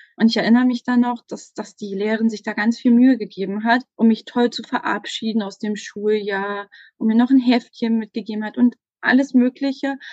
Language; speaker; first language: German; native; German